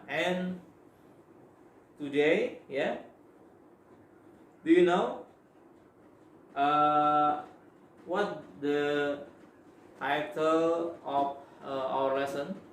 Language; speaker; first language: English; non-native, learner; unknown